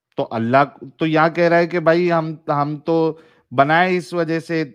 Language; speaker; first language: Hindi; native; Hindi